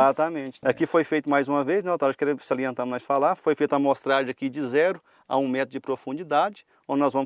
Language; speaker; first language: Portuguese; native; Portuguese